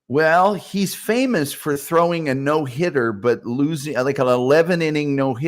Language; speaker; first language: English; native; English